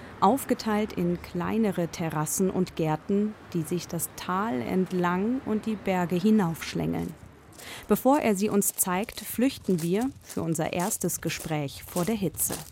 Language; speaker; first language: German; native; German